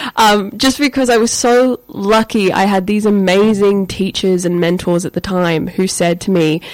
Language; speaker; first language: English; native; English